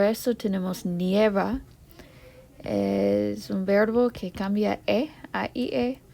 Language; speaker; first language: Spanish; non-native, fluent; English